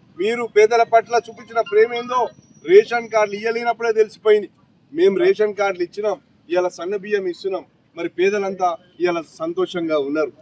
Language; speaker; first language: Telugu; native; Telugu